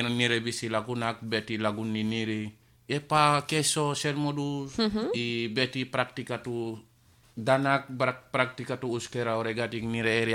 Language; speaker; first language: Basque; non-native, learner; Wolof